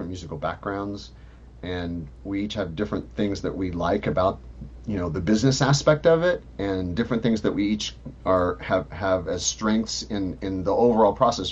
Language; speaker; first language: English; native; English